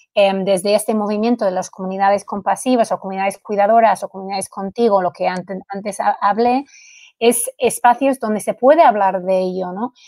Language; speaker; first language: Spanish; non-native, fluent; English